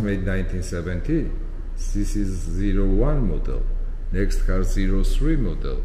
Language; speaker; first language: English; non-native, learner; Georgian